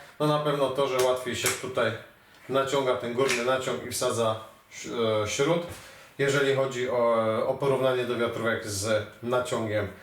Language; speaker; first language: Polish; native; Polish